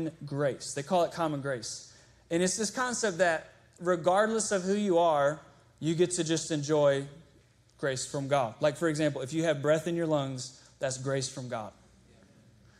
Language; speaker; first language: English; native; English